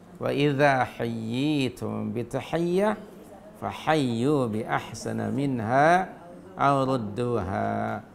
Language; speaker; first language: Malay; non-native, local second language; Sundanese